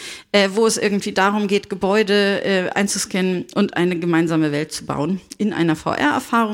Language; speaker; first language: German; native; German